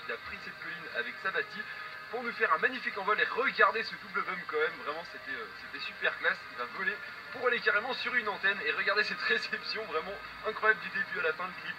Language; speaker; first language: French; native; French